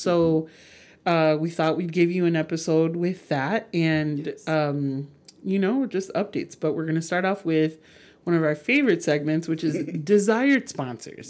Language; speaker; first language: English; early bilingual, other home language; Spanish